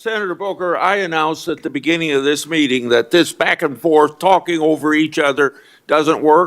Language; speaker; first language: English; native; English